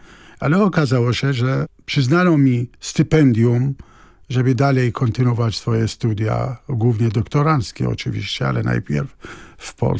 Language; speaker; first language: Polish; non-native, fluent; Arabic